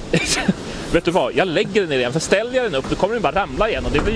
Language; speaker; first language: Swedish; native; Swedish